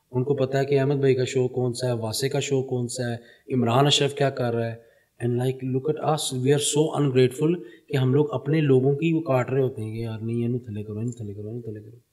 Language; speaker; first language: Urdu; early bilingual, heritage; Punjabi